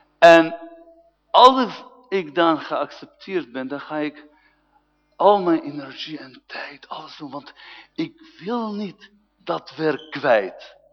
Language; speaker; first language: Dutch; non-native, fluent; Arabic